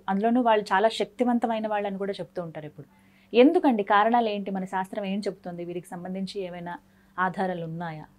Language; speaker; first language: Telugu; native; Telugu